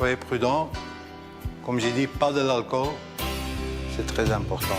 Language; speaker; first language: French; non-native, local second language; Dutch